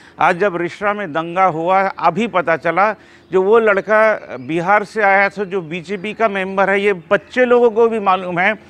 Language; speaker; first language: Hindi; non-native, local second language; Bangla